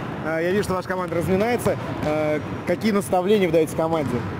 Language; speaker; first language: Russian; native; Russian